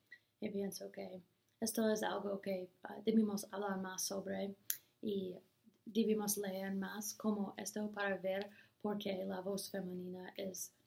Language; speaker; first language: Spanish; non-native, learner; English